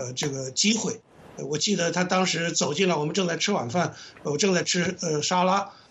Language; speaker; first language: Chinese; native; Chinese